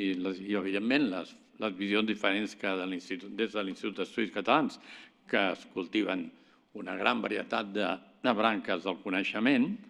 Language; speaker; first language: Catalan; native; Catalan